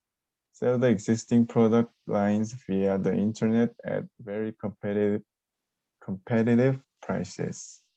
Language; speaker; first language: English; non-native, learner; Korean